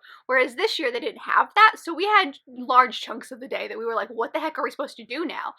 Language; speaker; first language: English; native; English